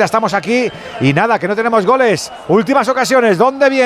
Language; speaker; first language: Spanish; native; Spanish